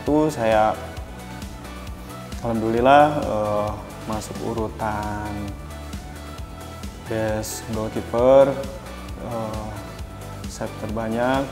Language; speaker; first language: Indonesian; native; Indonesian